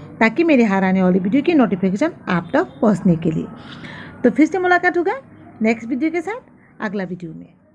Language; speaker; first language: Hindi; non-native, local second language; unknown